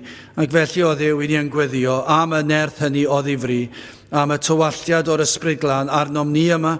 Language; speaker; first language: Welsh; native; Welsh